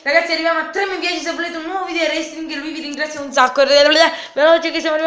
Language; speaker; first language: Italian; native; Italian